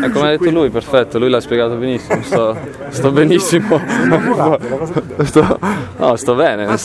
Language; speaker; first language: Italian; non-native, local second language; German